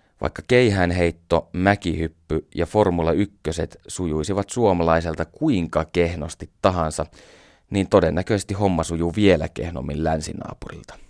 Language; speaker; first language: Finnish; native; Finnish